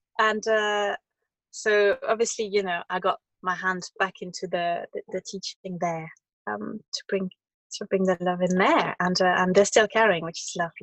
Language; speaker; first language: English; non-native, fluent; French